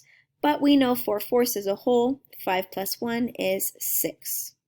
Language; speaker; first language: English; native; English